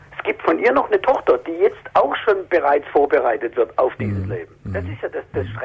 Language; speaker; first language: German; native; German